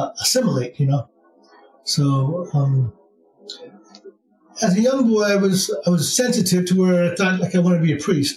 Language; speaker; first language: English; native; English